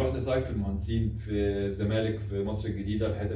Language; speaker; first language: Arabic; native; Arabic